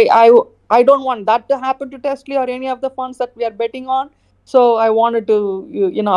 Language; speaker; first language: English; non-native, fluent; Khmer